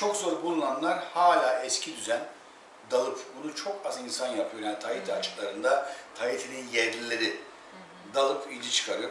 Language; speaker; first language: Turkish; native; Turkish